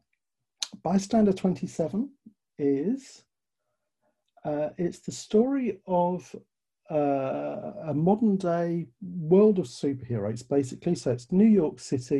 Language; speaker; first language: English; native; English